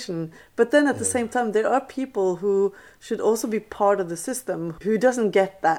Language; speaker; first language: English; non-native, fluent; Norwegian